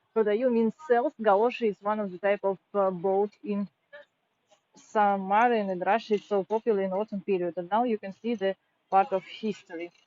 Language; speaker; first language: English; non-native, fluent; Russian